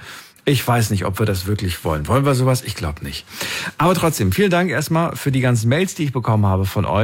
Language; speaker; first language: German; native; German